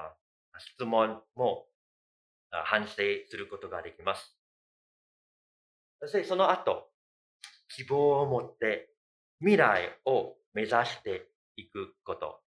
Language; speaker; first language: Japanese; non-native, fluent; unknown